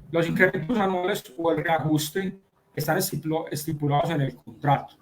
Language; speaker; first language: Spanish; native; Spanish